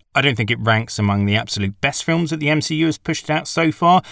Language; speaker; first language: English; native; English